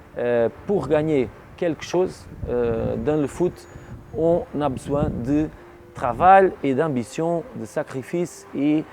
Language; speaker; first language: French; non-native, learner; Portuguese